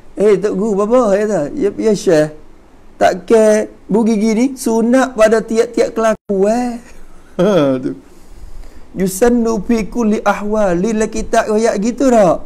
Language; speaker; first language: Malay; native; Malay